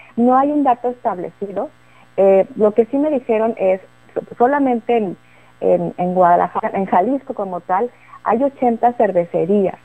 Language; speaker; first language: Spanish; native; Spanish